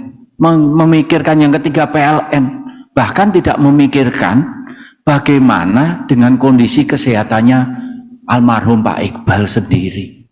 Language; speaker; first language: Indonesian; native; Indonesian